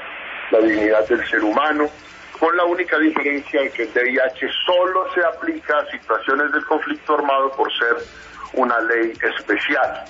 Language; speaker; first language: Spanish; native; Spanish